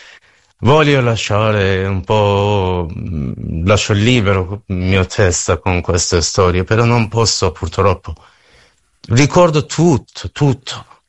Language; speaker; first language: Italian; non-native, learner; Persian